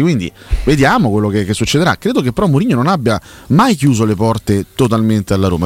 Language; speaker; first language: Italian; native; Italian